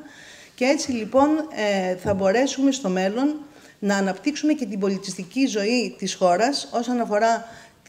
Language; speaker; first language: Greek; native; Greek